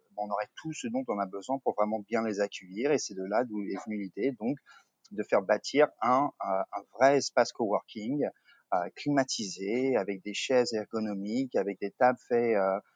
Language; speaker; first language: French; native; French